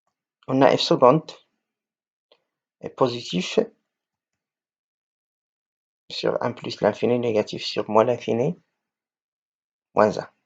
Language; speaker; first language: French; non-native, local second language; Arabic